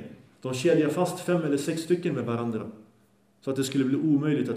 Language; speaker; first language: Swedish; early bilingual, other home language; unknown